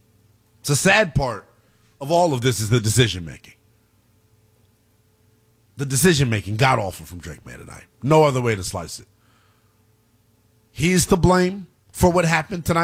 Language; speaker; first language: English; native; English